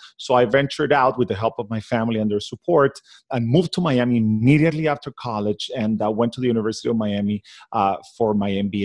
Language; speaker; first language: English; non-native, fluent; Spanish